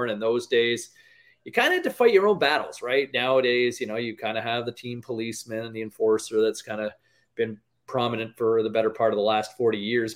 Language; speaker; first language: English; native; English